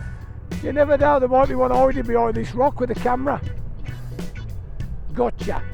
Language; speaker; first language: English; native; English